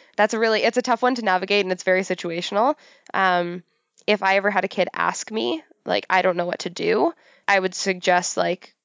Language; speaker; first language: English; native; English